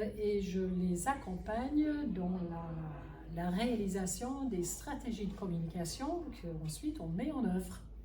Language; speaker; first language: French; non-native, fluent; English